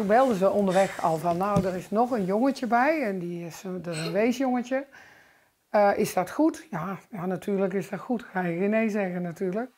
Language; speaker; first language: Dutch; native; Dutch